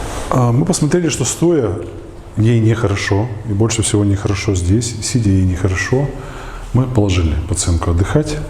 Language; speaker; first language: Russian; native; Russian